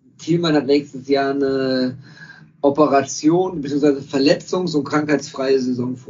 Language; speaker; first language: German; native; German